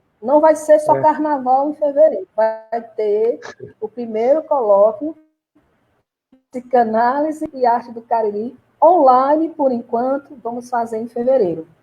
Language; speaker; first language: Portuguese; native; Portuguese